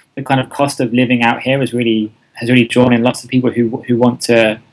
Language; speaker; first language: English; native; English